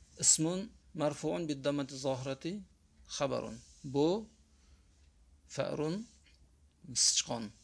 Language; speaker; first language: Arabic; non-native, fluent; Uzbek